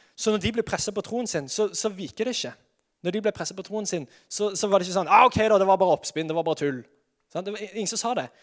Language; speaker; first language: Norwegian; native; Norwegian